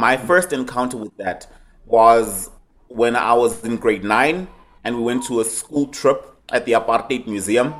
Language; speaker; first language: English; native; English